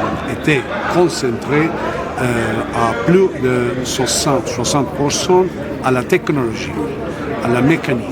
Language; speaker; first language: French; non-native, fluent; Italian